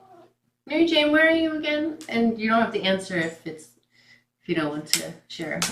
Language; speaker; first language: English; native; English